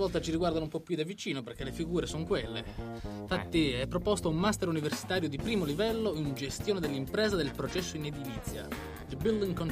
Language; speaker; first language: Italian; native; Italian